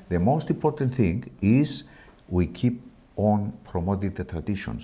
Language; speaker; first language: English; non-native, fluent; Greek